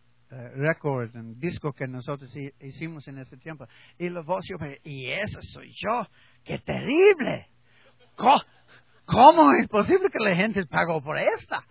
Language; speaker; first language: Spanish; non-native, learner; English